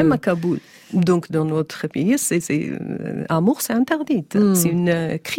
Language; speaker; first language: French; non-native, learner; Persian